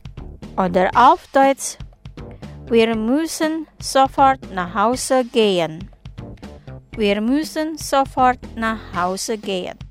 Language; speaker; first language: German; non-native, fluent; Indonesian